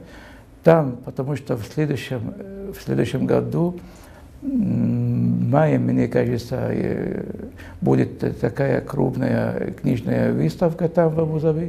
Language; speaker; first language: Russian; non-native, fluent; Arabic